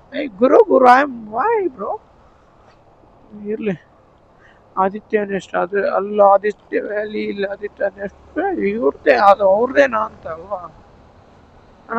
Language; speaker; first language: Kannada; non-native, local second language; Tulu